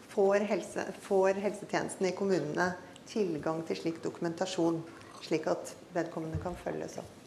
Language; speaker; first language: Norwegian; native; Norwegian